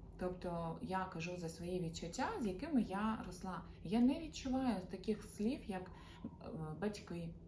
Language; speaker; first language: Ukrainian; non-native, local second language; Russian